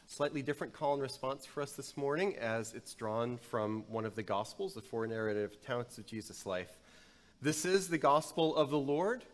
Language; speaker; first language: English; native; English